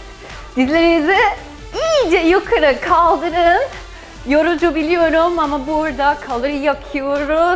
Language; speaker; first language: Turkish; non-native, fluent; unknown